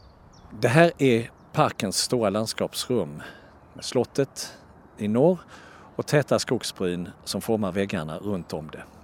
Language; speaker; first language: Swedish; native; Swedish